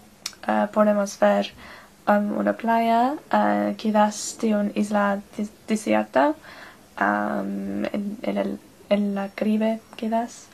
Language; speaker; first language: Spanish; non-native, learner; English